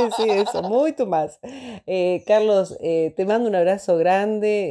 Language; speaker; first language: Spanish; native; Spanish